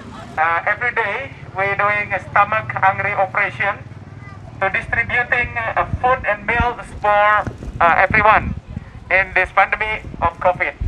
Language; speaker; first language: English; non-native, fluent; Indonesian